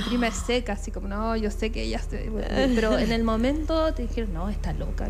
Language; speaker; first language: Spanish; native; Spanish